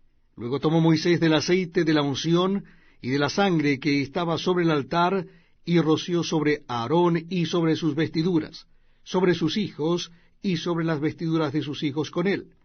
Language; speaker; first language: Spanish; native; Spanish